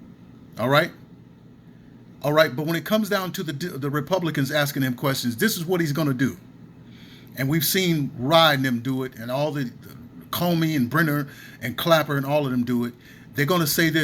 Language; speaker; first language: English; native; English